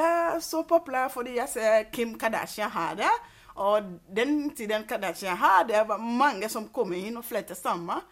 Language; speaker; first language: Norwegian; non-native, fluent; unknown